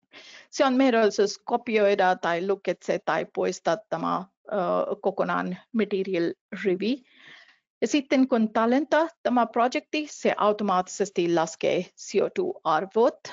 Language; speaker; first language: Finnish; non-native, fluent; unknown